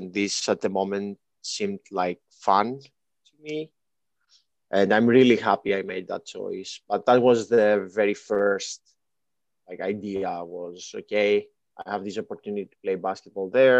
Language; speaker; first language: English; non-native, fluent; Greek